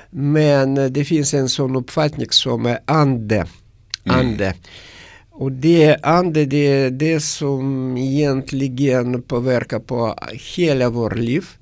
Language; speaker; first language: Swedish; non-native, learner; Russian